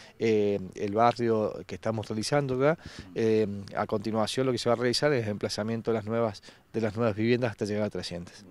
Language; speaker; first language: Spanish; native; Spanish